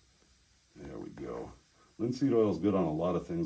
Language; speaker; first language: English; native; English